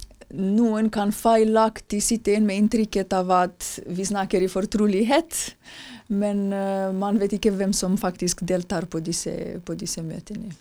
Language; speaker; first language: Norwegian; non-native, fluent; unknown